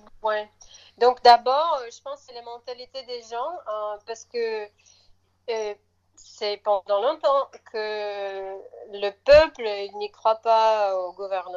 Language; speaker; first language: French; non-native, fluent; Russian